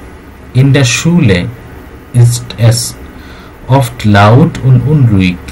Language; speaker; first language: German; non-native, fluent; Bangla